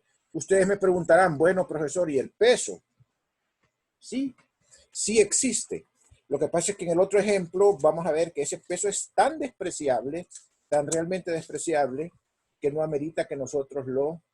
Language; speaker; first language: Spanish; native; Spanish